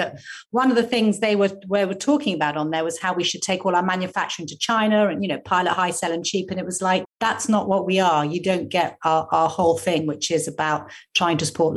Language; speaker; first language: English; native; English